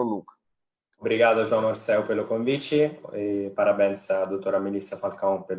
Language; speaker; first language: Portuguese; non-native, fluent; Italian